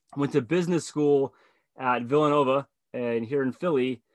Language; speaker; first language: English; native; English